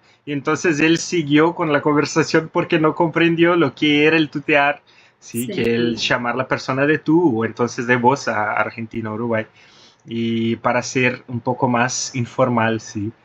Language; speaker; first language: Spanish; non-native, fluent; Portuguese